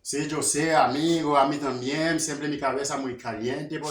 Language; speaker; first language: Spanish; non-native, learner; Haitian Creole